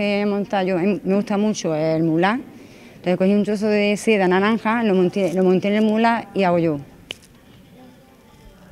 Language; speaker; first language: Spanish; native; Spanish